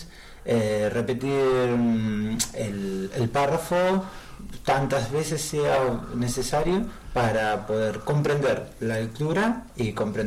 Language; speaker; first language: Catalan; non-native, learner; Spanish